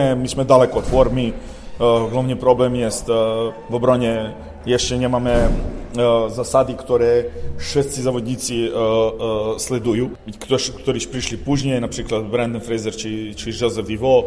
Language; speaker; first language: Polish; non-native, learner; Serbian